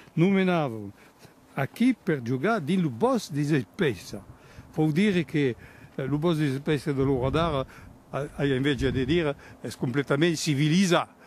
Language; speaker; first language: Occitan; native; Occitan